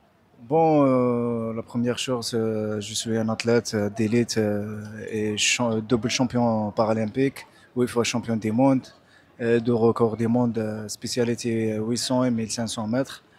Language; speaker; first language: French; non-native, local second language; Arabic